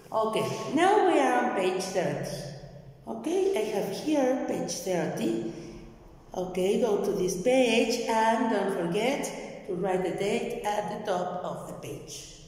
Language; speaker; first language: English; non-native, fluent; Spanish